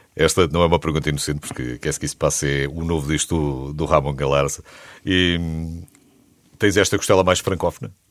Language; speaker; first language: Portuguese; native; Portuguese